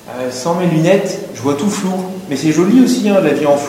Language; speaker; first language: French; native; French